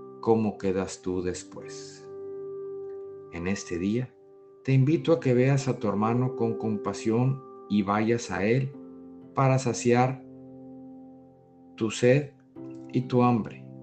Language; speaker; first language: Spanish; native; Spanish